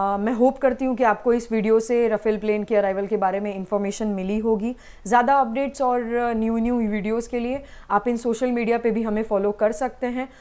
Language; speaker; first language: Hindi; non-native, local second language; Gujarati